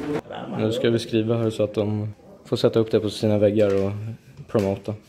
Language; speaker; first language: Swedish; native; Swedish